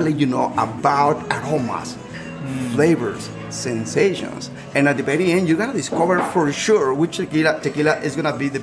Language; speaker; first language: English; non-native, fluent; Spanish